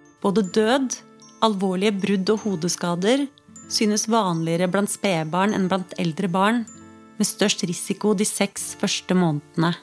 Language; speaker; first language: Norwegian; native; Norwegian